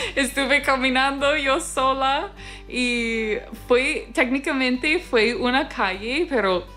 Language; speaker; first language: Spanish; non-native, fluent; English